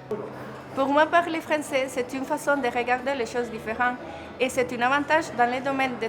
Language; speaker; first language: French; non-native, local second language; Spanish